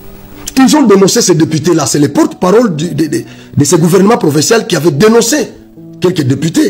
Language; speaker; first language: French; non-native, local second language; Lingala